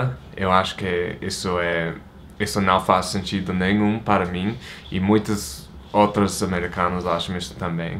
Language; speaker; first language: Portuguese; non-native, fluent; English